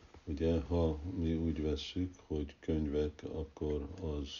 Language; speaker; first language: Hungarian; early bilingual, heritage; Hungarian